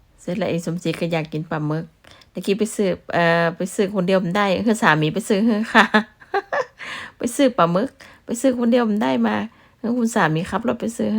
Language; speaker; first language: Thai; non-native, local second language; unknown